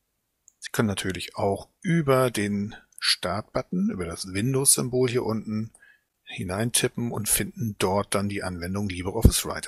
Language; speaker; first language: German; native; German